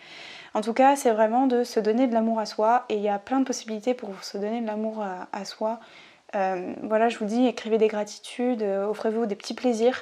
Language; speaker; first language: French; native; French